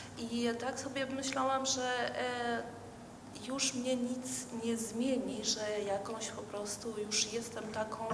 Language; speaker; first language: Polish; non-native, fluent; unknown